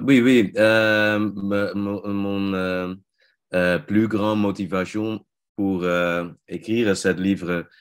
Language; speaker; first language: French; non-native, learner; Dutch